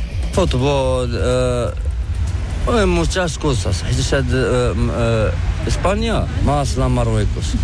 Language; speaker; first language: Spanish; non-native, learner; Arabic